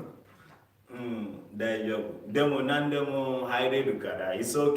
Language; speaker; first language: Japanese; non-native, learner; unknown